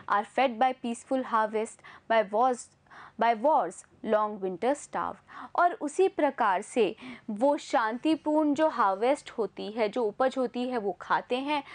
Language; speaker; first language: Hindi; native; Hindi